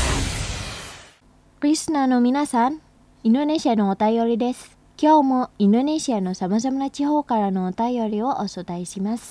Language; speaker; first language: Japanese; non-native, fluent; Indonesian